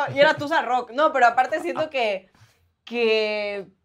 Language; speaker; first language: Spanish; native; Spanish